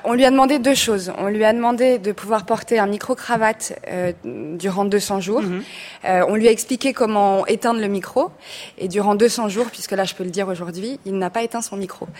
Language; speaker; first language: French; native; French